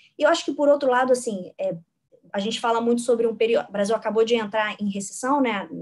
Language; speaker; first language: Portuguese; native; Portuguese